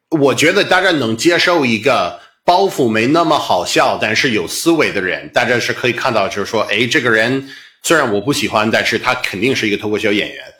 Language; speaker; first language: Chinese; non-native, fluent; English